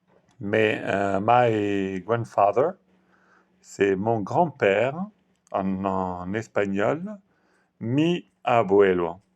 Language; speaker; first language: French; non-native, fluent; Italian